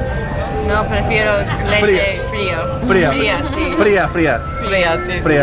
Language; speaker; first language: Spanish; non-native, learner; English